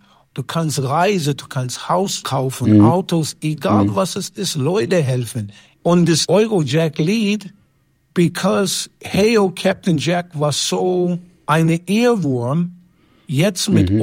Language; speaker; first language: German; non-native, learner; English